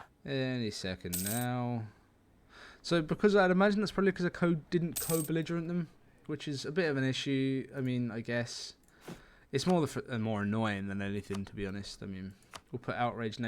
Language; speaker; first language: English; native; English